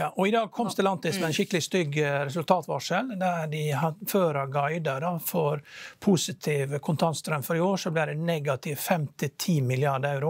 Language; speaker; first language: Norwegian; native; Norwegian